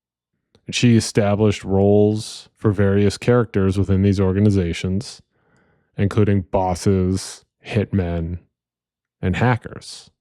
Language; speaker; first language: English; native; English